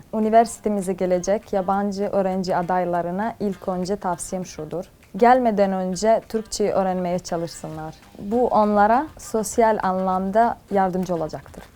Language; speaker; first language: Turkish; non-native, fluent; Serbian